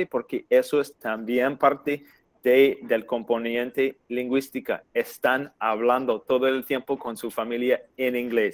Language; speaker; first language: Spanish; non-native, fluent; English